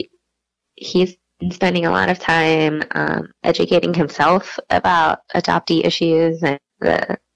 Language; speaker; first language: English; native; English